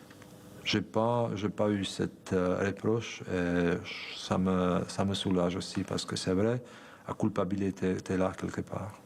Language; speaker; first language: French; non-native, fluent; Slovak